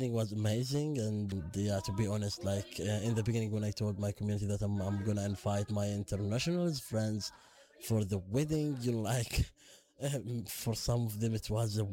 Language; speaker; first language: English; non-native, fluent; Arabic